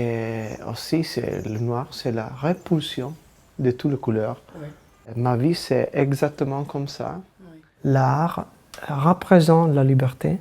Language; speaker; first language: French; non-native, learner; Italian